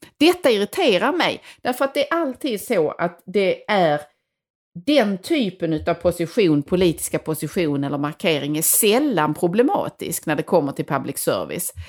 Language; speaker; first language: Swedish; native; Swedish